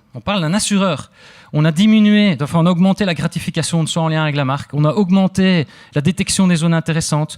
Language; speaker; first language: French; native; French